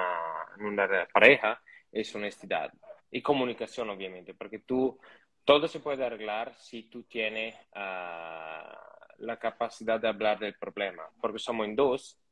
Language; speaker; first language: Spanish; non-native, fluent; Italian